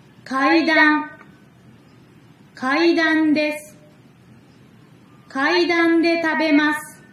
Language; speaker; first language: Japanese; non-native, learner; Indonesian